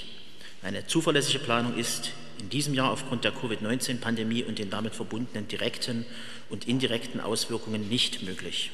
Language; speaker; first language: German; native; German